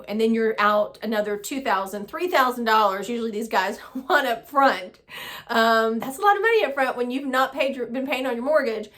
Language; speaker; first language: English; native; English